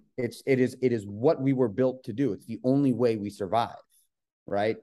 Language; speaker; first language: English; native; English